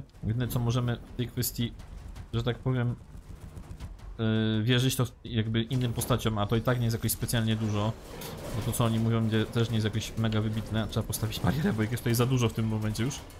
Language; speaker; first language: Polish; native; Polish